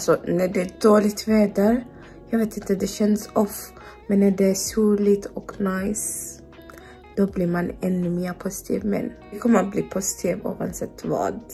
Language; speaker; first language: Swedish; non-native, fluent; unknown